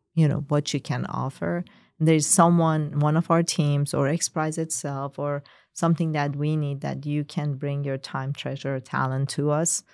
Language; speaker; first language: English; non-native, fluent; Persian